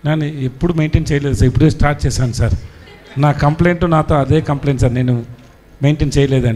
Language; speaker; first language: Telugu; non-native, learner; Tamil